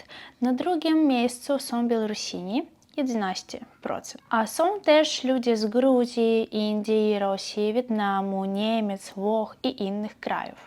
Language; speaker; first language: Polish; non-native, learner; Belarusian